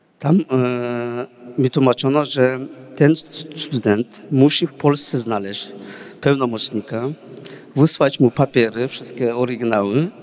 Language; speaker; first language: Polish; non-native, fluent; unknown